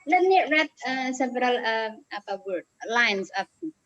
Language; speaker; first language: English; non-native, fluent; Indonesian